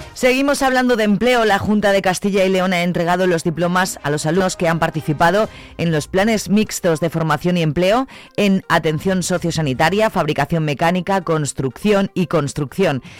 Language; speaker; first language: Spanish; native; Spanish